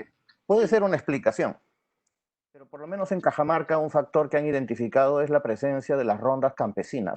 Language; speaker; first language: Spanish; native; Spanish